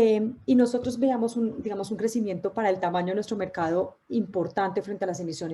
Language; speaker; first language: Spanish; native; Spanish